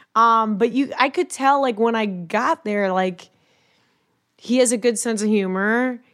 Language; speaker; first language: English; native; English